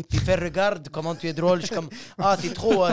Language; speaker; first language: French; native; French